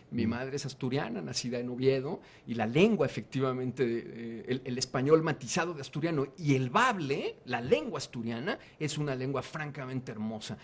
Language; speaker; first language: Spanish; native; Spanish